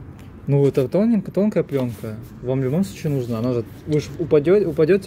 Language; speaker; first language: Russian; native; Russian